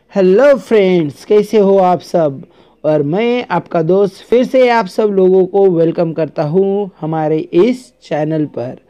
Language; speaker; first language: Hindi; non-native, local second language; Marathi